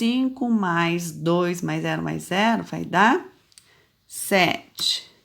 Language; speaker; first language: Portuguese; native; Portuguese